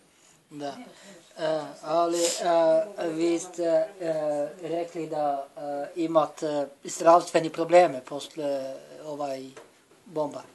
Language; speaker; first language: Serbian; non-native, learner; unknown